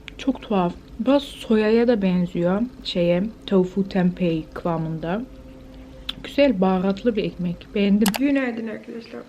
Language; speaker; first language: Turkish; early bilingual, heritage; Turkish